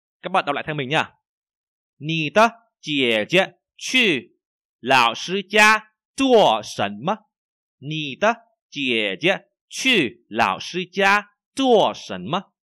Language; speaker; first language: Chinese; non-native, fluent; Vietnamese